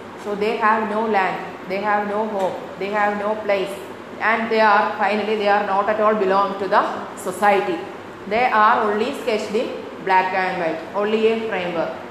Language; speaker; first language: English; non-native, local second language; Malayalam